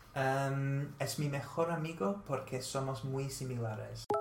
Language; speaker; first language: Spanish; non-native, fluent; English